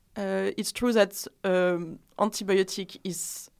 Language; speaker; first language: English; non-native, fluent; French